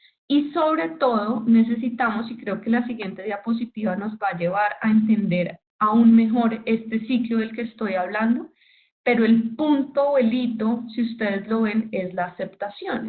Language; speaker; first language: Spanish; native; Spanish